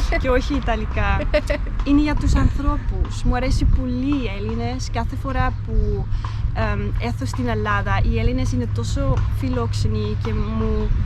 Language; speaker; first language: Greek; non-native, learner; Dutch